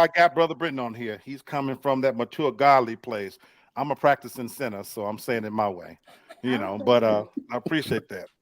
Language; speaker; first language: English; native; English